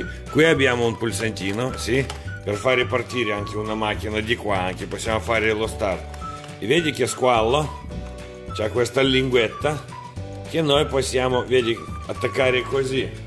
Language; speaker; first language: Italian; non-native, fluent; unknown